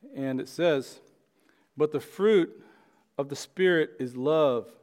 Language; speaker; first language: English; native; English